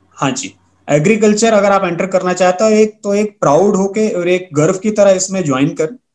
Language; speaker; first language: Hindi; native; Hindi